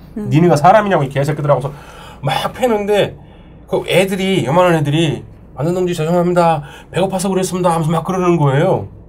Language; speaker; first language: Korean; native; Korean